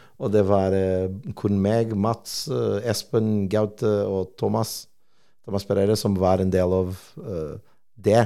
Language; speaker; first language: Norwegian; non-native, fluent; Portuguese